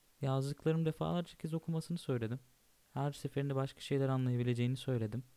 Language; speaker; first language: Turkish; native; Turkish